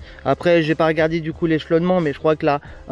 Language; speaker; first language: French; native; French